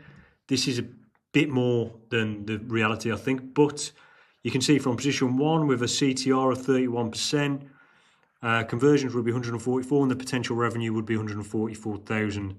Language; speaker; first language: English; native; English